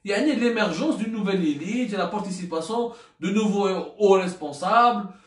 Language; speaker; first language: French; non-native, local second language; Arabic